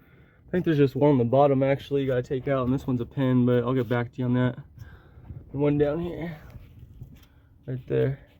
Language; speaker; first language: English; native; English